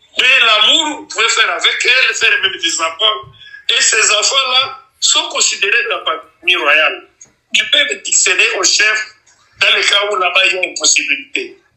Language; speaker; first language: French; non-native, local second language; Nande